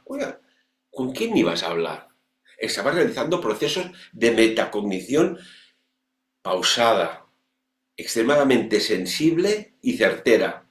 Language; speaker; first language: Spanish; non-native, local second language; Catalan